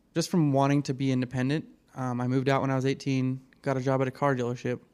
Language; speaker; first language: English; native; English